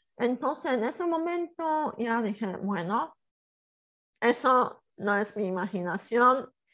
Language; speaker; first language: Spanish; non-native, fluent; Polish